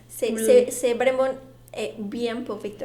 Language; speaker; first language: French; non-native, learner; Spanish